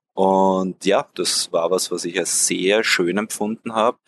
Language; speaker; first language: German; native; German